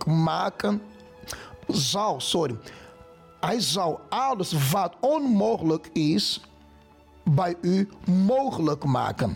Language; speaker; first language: Dutch; non-native, fluent; Portuguese